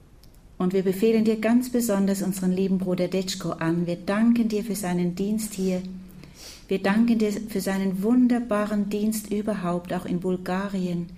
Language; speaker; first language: German; native; German